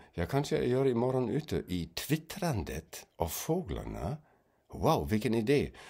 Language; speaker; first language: Swedish; non-native, fluent; German